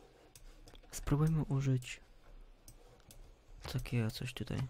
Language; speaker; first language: Polish; early bilingual, heritage; Polish